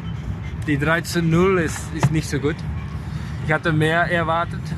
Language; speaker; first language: German; non-native, learner; Dutch